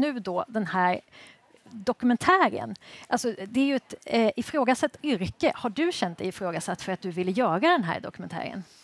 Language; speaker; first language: Swedish; native; Swedish